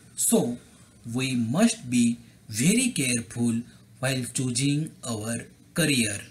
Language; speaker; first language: English; non-native, local second language; Marathi